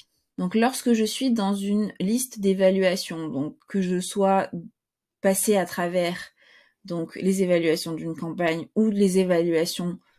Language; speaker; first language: French; native; French